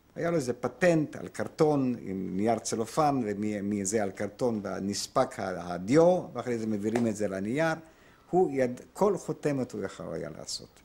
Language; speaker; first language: Hebrew; non-native, fluent; Polish